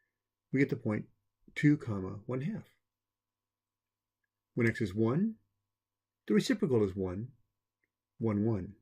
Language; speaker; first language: English; native; English